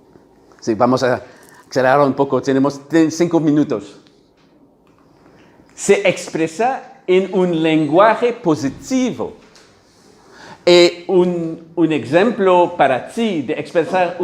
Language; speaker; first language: Spanish; non-native, learner; French